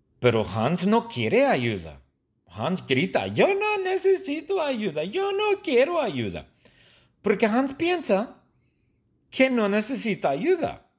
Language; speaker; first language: Spanish; non-native, fluent; English